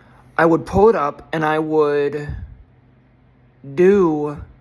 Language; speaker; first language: English; native; English